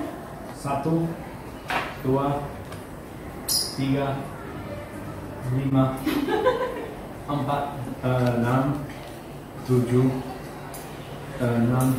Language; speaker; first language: Indonesian; non-native, learner; English